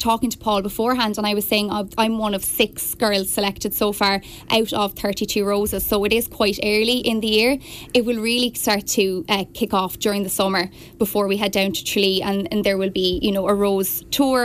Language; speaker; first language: English; native; English